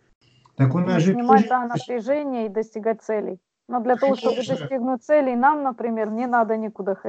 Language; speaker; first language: Russian; native; Russian